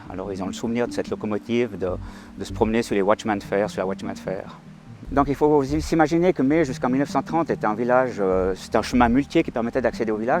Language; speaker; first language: French; native; French